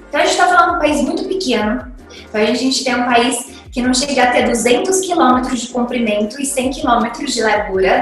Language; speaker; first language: Portuguese; native; Portuguese